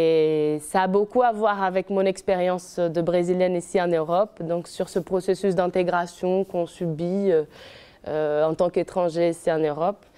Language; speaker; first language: French; non-native, fluent; Portuguese